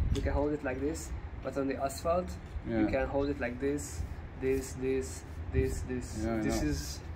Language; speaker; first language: English; non-native, fluent; Hungarian